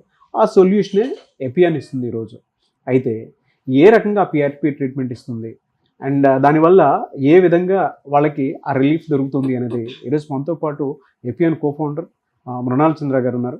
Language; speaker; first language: Telugu; native; Telugu